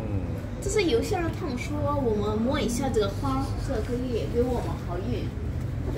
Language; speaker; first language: Chinese; non-native, learner; Arabic